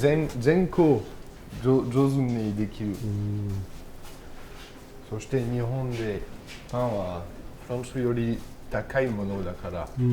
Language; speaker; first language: Japanese; non-native, learner; French